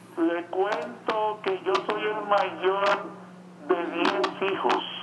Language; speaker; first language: Spanish; native; Spanish